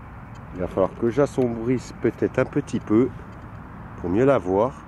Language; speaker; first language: French; native; French